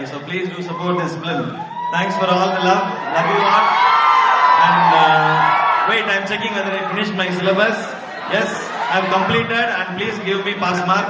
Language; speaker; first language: Telugu; non-native, learner; Tamil